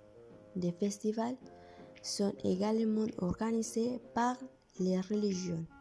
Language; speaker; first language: French; non-native, learner; Spanish